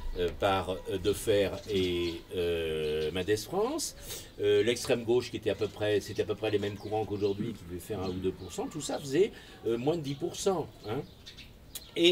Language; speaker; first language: French; native; French